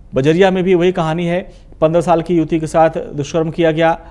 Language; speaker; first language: Hindi; native; Hindi